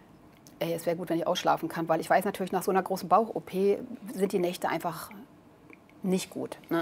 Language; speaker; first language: German; native; German